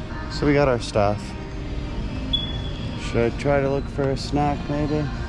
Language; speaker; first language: English; native; English